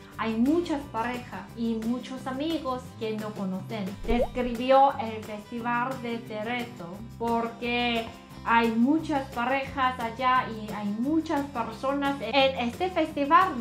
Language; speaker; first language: Spanish; non-native, learner; Korean